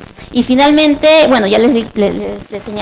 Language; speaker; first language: Spanish; native; Spanish